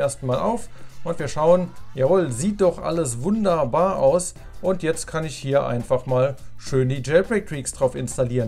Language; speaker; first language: German; native; German